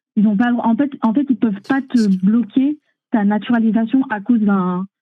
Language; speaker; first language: French; early bilingual, other home language; Arabic